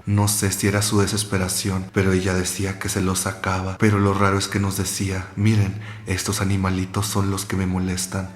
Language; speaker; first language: Spanish; native; Spanish